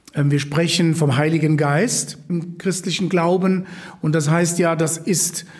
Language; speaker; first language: German; native; German